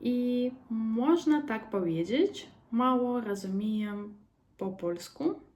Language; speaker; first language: Polish; non-native, learner; Ukrainian